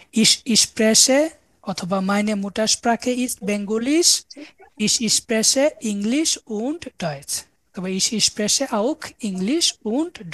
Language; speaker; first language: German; non-native, fluent; Bangla